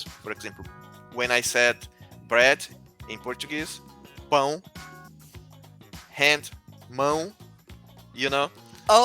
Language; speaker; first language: English; non-native, learner; Portuguese